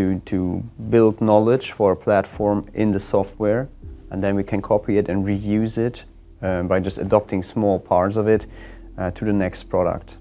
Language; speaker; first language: English; non-native, fluent; German